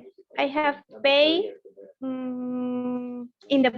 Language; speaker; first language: English; non-native, learner; Spanish